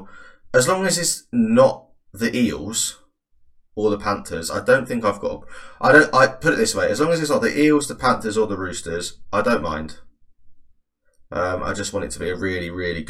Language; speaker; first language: English; native; English